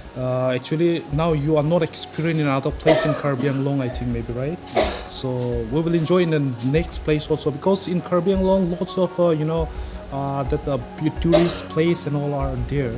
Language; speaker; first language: English; non-native, learner; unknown